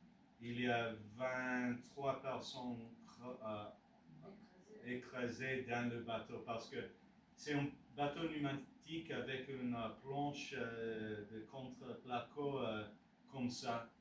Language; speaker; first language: French; non-native, learner; English